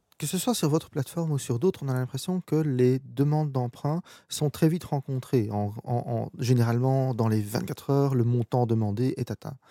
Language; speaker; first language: French; native; French